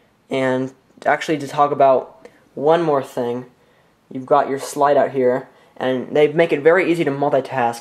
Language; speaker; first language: English; native; English